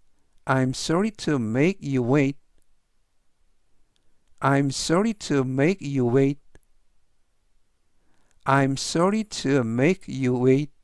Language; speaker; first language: English; non-native, fluent; Korean